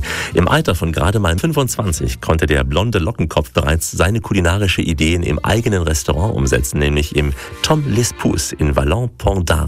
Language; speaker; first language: German; native; German